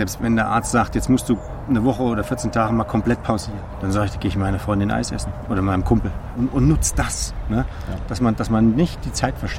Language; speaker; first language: German; native; German